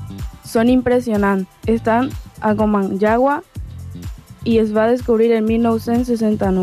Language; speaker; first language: Catalan; non-native, learner; Spanish